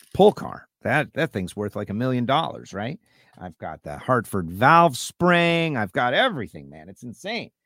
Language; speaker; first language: English; native; English